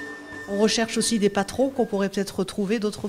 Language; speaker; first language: French; native; French